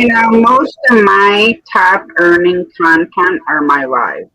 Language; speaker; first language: English; native; English